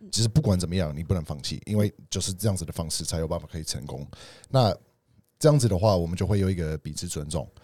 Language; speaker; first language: Chinese; non-native, fluent; English